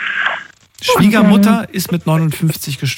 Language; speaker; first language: German; native; German